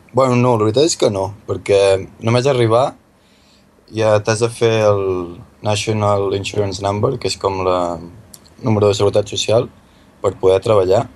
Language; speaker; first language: Catalan; native; Catalan